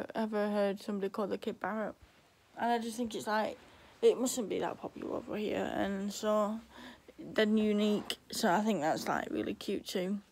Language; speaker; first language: English; native; English